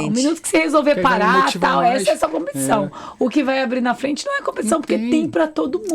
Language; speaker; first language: Portuguese; native; Portuguese